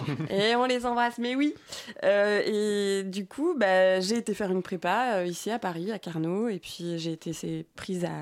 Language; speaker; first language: French; native; French